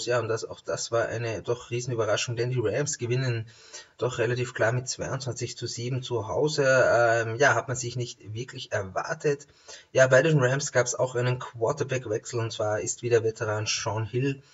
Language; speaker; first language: German; native; German